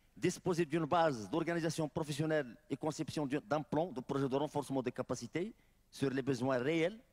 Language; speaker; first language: French; non-native, local second language; Arabic